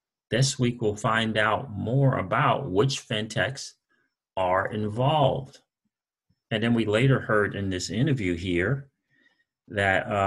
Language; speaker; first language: English; native; English